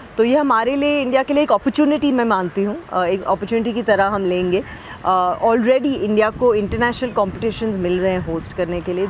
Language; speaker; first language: Hindi; native; Hindi